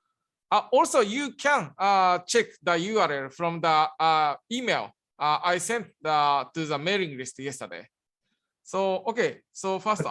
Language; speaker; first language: English; non-native, learner; Japanese